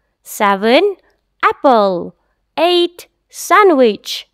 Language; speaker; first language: English; non-native, local second language; Malay